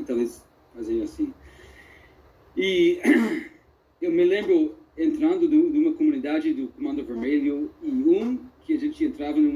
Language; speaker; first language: Portuguese; non-native, fluent; English